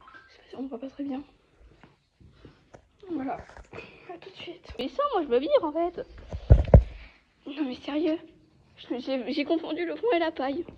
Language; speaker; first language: French; native; French